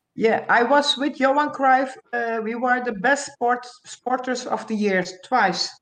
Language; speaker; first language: English; non-native, learner; Dutch